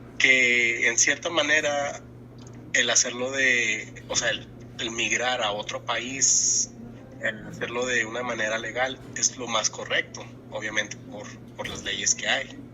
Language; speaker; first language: Spanish; native; Spanish